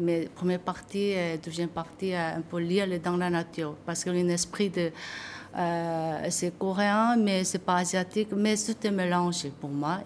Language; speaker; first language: French; non-native, learner; Korean